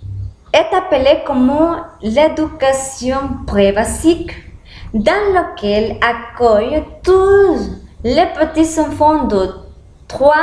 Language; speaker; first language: French; non-native, learner; Spanish